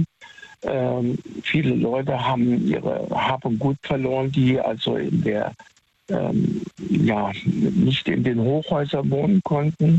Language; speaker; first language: German; native; German